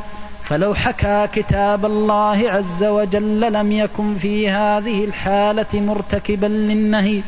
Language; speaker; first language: Arabic; native; Arabic